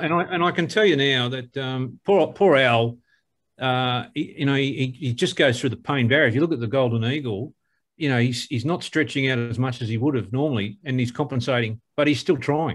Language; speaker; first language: English; native; English